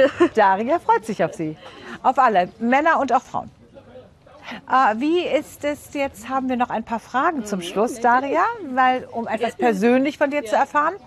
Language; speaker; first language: German; native; German